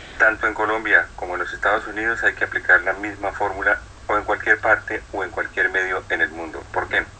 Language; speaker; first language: Spanish; native; Spanish